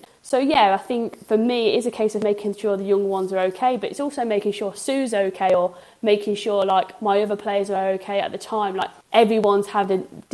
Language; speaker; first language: English; native; English